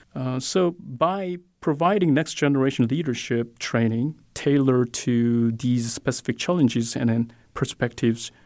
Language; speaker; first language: English; non-native, fluent; Korean